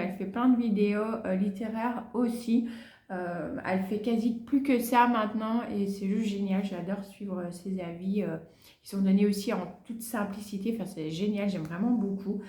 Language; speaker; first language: French; native; French